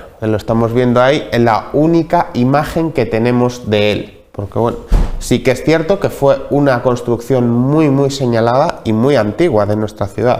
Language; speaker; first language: Spanish; native; Spanish